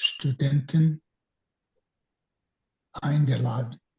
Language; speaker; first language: German; non-native, learner; English